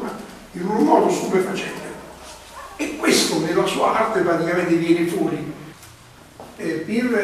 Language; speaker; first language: Italian; native; Italian